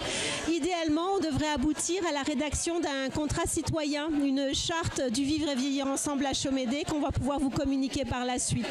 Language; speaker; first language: French; native; French